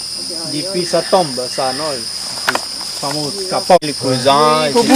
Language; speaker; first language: French; non-native, fluent; Spanish